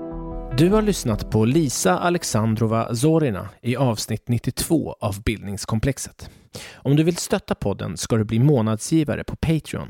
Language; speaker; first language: Swedish; native; Swedish